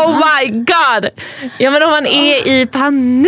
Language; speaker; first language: Swedish; native; Swedish